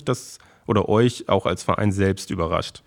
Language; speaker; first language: German; native; German